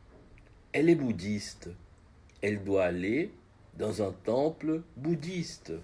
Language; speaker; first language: French; non-native, fluent; Portuguese